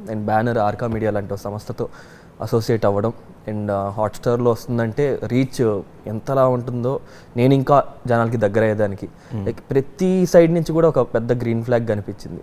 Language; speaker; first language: Telugu; native; Telugu